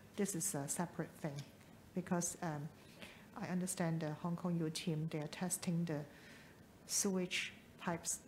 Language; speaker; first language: English; non-native, local second language; Chinese